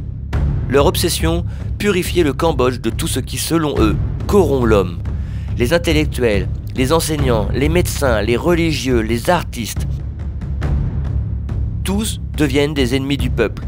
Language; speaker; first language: French; native; French